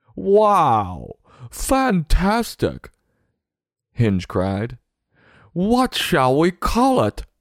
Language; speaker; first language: English; native; English